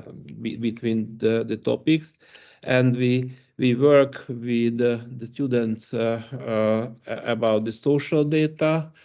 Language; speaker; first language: English; non-native, learner; Hungarian